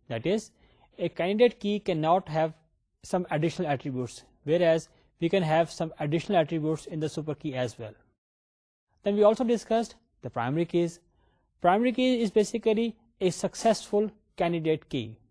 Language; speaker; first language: English; non-native, local second language; Urdu